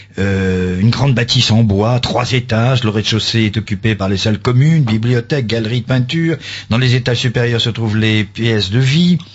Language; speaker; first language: French; early bilingual, other home language; Russian